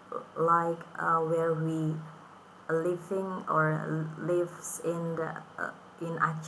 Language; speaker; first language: English; non-native, fluent; Indonesian